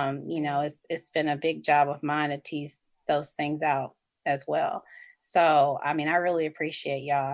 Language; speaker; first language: English; native; English